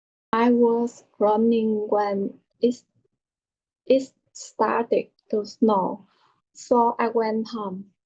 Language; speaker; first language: English; non-native, learner; Vietnamese